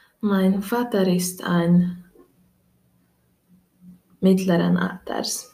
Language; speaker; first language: German; non-native, learner; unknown